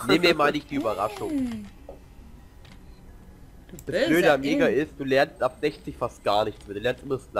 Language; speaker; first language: German; native; German